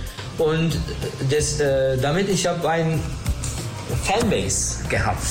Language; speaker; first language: German; non-native, learner; Turkish